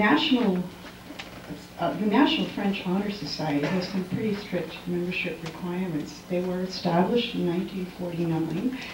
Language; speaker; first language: English; native; English